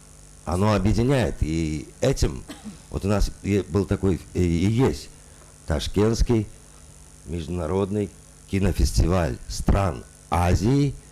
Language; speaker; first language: Russian; non-native, local second language; Uzbek